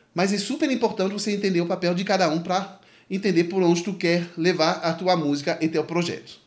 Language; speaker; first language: Portuguese; non-native, fluent; French